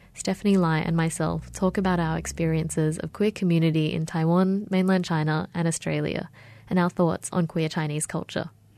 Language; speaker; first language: English; early bilingual, other home language; Chinese